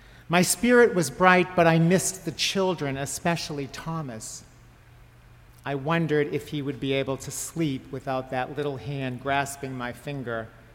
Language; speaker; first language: English; native; English